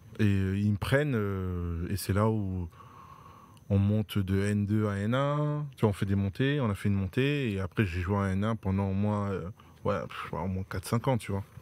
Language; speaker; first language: French; native; French